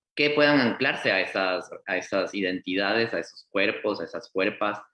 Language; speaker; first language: Spanish; native; Spanish